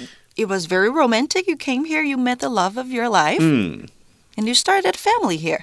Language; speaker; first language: English; non-native, fluent; Chinese